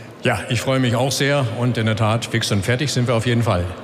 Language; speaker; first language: German; native; German